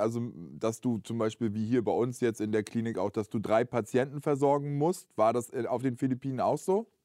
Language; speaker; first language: German; native; German